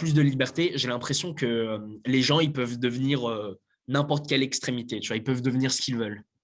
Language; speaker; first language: French; native; French